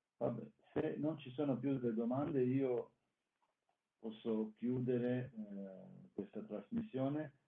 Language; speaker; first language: Italian; non-native, fluent; Armenian